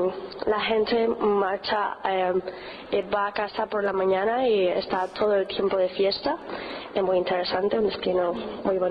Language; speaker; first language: Spanish; non-native, learner; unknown